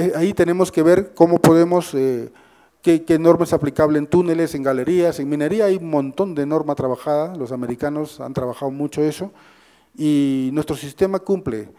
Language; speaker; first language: Spanish; native; Spanish